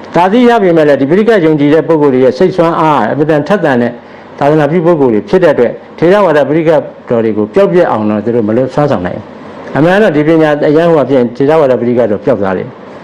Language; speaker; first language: Burmese; native; Burmese